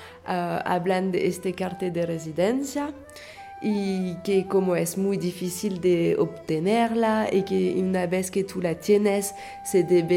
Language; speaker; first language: Spanish; non-native, fluent; French